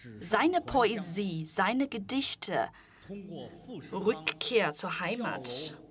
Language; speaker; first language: German; non-native, fluent; Chinese